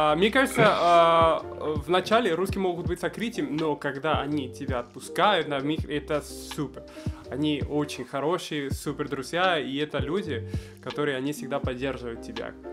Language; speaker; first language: Russian; non-native, fluent; Spanish